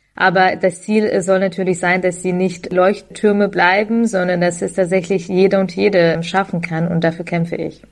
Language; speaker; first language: German; early bilingual, other home language; Ukrainian